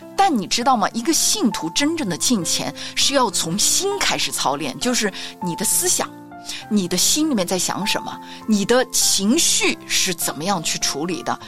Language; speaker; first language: Chinese; native; Chinese